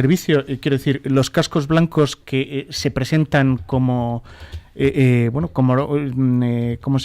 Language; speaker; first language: Spanish; native; Spanish